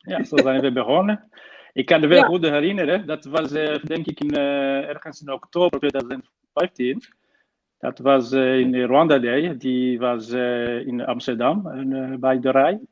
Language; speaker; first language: Dutch; non-native, fluent; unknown